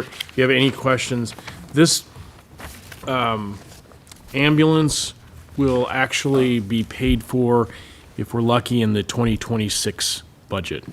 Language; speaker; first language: English; native; English